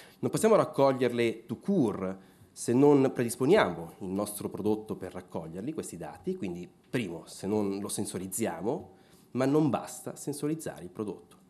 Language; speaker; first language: Italian; native; Italian